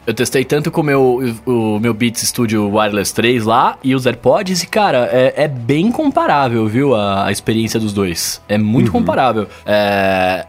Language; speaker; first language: Portuguese; native; Portuguese